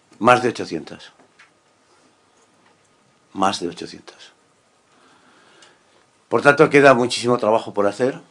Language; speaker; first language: Spanish; native; Spanish